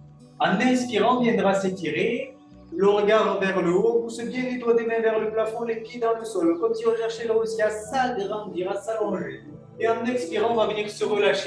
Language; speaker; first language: French; native; French